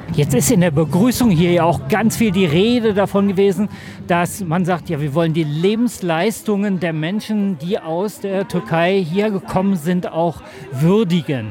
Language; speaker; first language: German; native; German